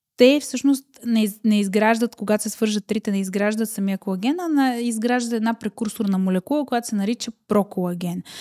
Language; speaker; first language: Bulgarian; native; Bulgarian